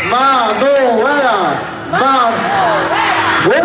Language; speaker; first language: Polish; native; Polish